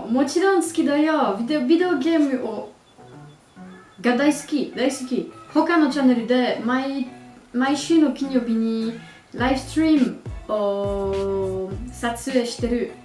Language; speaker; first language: Japanese; non-native, learner; French